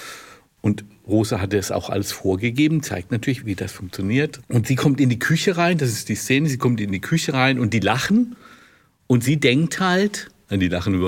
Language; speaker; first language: German; native; German